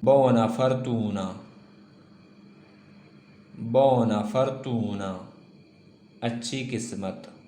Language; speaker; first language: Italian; non-native, learner; Urdu